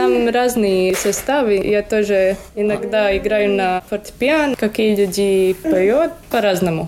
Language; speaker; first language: Russian; non-native, local second language; Latvian